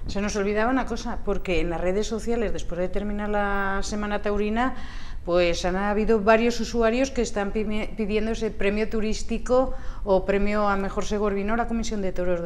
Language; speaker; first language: Spanish; native; Spanish